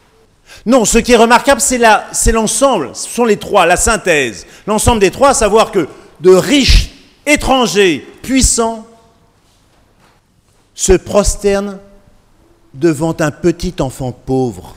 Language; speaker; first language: French; native; French